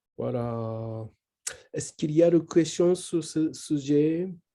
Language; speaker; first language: French; non-native, learner; Japanese